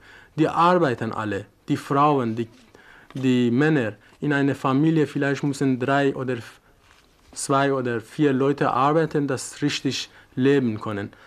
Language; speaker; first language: German; non-native, learner; Persian